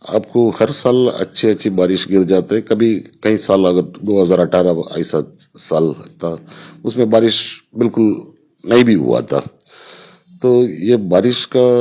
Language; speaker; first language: Hindi; non-native, local second language; Gujarati